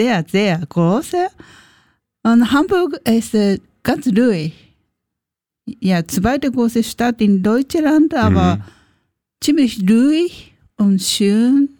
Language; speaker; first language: German; non-native, learner; Japanese